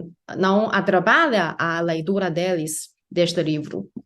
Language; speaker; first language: Portuguese; non-native, fluent; Chinese